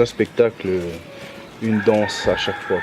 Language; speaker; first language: French; native; French